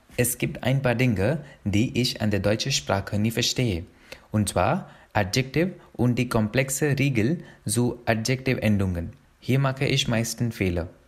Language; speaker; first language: German; non-native, learner; Hindi